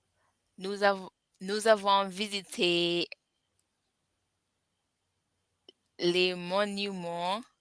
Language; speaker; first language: French; non-native, learner; English